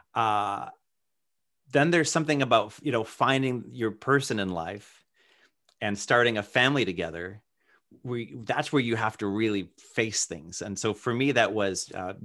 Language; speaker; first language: English; native; English